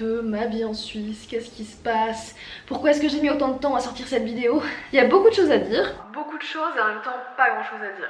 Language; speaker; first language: French; native; French